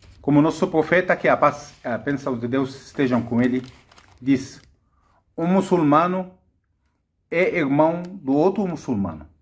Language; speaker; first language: Portuguese; non-native, fluent; Arabic